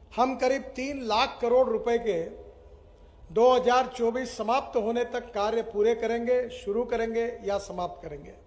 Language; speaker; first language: Hindi; non-native, local second language; Marathi